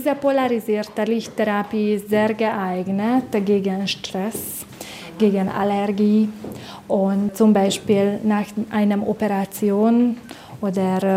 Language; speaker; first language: German; non-native, fluent; Hungarian